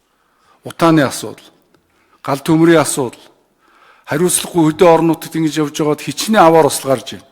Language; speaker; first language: Mongolian; native; Mongolian